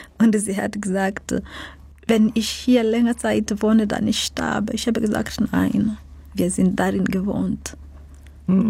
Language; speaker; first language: German; non-native, fluent; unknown